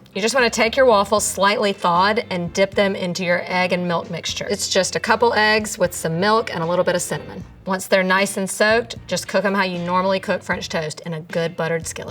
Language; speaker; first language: English; native; English